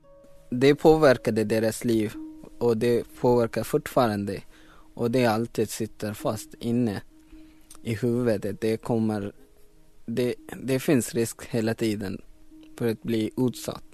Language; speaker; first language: Swedish; non-native, learner; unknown